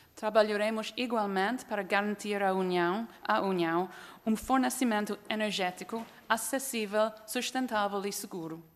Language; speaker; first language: Portuguese; non-native, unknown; English